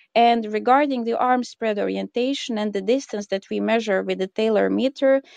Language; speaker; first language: English; non-native, fluent; Croatian